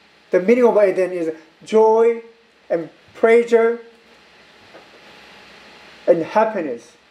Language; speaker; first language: English; non-native, learner; Korean